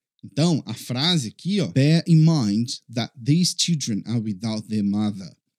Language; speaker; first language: English; non-native, fluent; Portuguese